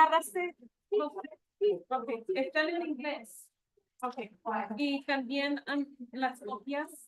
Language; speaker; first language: Spanish; early bilingual, heritage; Spanish